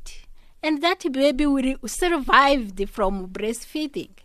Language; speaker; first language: English; non-native, local second language; Kinyarwanda